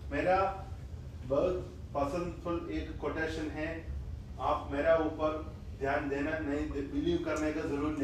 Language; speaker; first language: Hindi; non-native, fluent; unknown